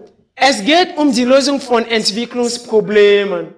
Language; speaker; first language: German; non-native, fluent; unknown